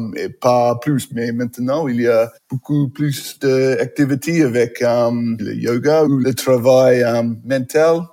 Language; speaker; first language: French; non-native, fluent; English